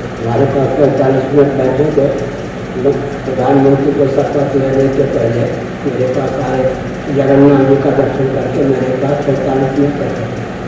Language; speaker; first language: Hindi; non-native, local second language; Maithili